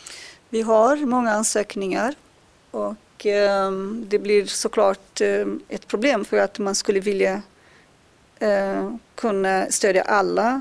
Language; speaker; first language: Swedish; non-native, fluent; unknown